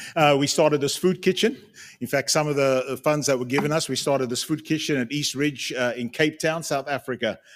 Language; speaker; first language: English; native; English